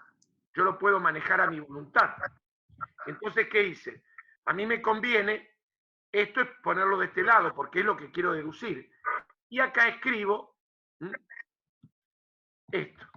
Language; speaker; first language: Spanish; native; Spanish